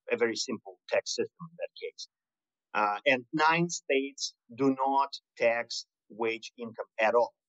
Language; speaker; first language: English; non-native, fluent; Russian